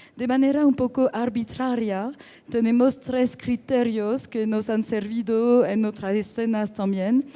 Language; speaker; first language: Spanish; non-native, fluent; French